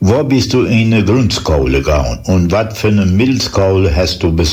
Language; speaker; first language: German; non-native, learner; Low German